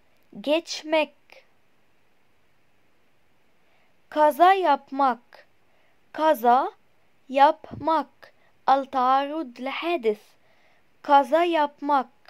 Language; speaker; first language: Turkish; non-native, fluent; Arabic